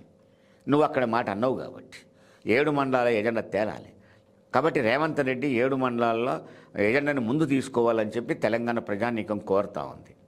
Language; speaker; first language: Telugu; native; Telugu